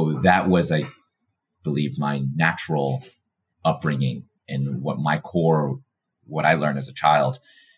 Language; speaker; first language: English; native; English